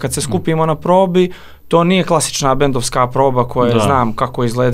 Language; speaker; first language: Serbian; native; Serbian